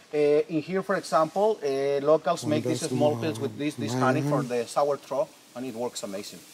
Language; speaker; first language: English; non-native, learner; Spanish